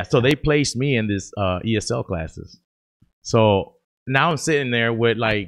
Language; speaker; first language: English; early bilingual, other home language; Spanish